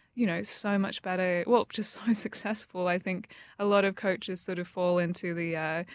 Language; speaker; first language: English; native; English